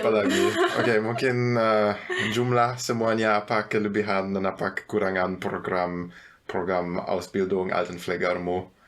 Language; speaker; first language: Indonesian; non-native, fluent; German